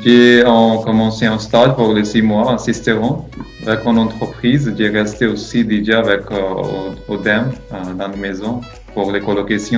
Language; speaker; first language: French; non-native, learner; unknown